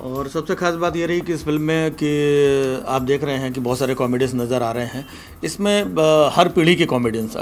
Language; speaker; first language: Hindi; native; Hindi